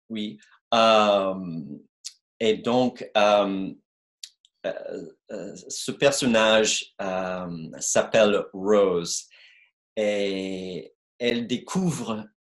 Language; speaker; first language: French; non-native, fluent; English